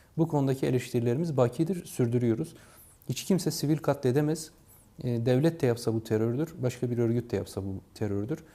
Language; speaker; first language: Turkish; non-native, local second language; Kurdish